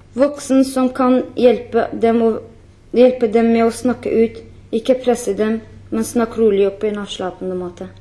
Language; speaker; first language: Norwegian; non-native, fluent; Kurdish